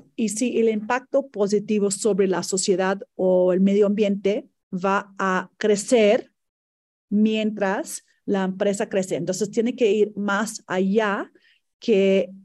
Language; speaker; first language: Spanish; non-native, fluent; English